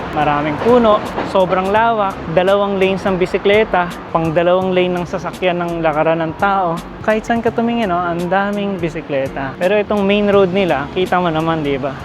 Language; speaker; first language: Filipino; native; Filipino